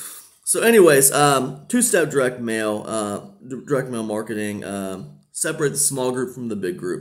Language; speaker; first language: English; native; English